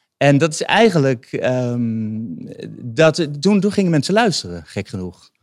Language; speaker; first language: Dutch; native; Dutch